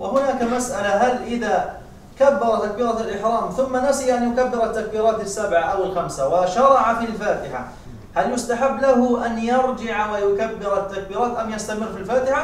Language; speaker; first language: Arabic; native; Arabic